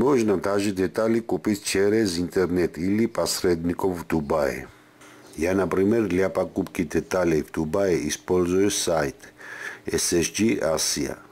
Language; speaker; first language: Russian; non-native, fluent; Georgian